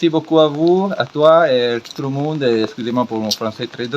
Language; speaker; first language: French; non-native, learner; Italian